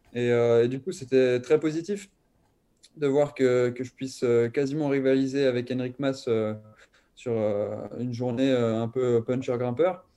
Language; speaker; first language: French; native; French